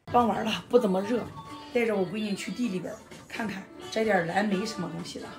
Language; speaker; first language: Chinese; native; Chinese